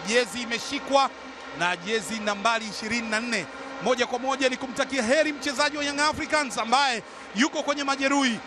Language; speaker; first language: Swahili; native; Swahili